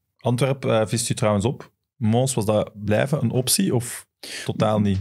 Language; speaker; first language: Dutch; native; Dutch